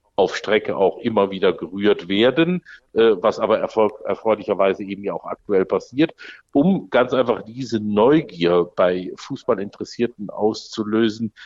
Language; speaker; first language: German; native; German